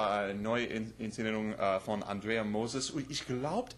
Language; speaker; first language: German; non-native, learner; English